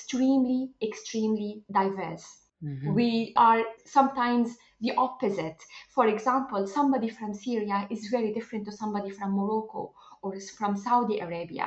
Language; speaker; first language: English; non-native, fluent; Arabic